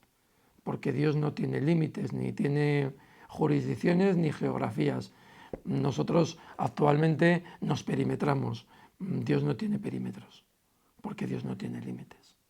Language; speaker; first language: Spanish; native; Spanish